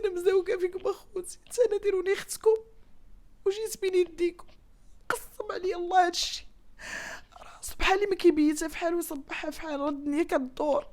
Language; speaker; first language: Arabic; native; Arabic